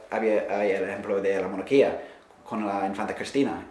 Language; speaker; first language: Spanish; non-native, fluent; English